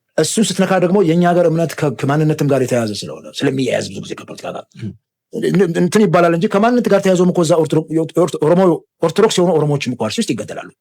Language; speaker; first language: Amharic; native; Amharic